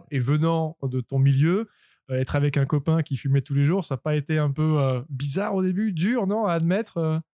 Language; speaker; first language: French; native; French